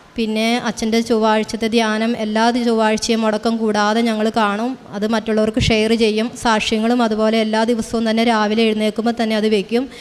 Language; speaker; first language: Malayalam; native; Malayalam